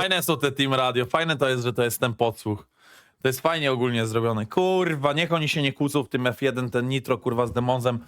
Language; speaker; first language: Polish; native; Polish